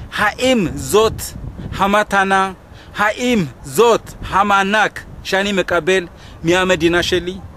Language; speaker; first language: Hebrew; non-native, fluent; Amharic